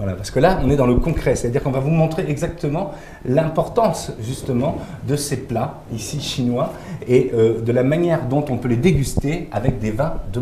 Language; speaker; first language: French; native; French